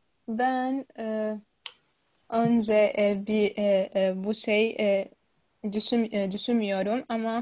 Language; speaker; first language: Turkish; non-native, learner; Arabic